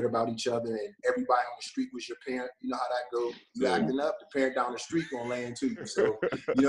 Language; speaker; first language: English; native; English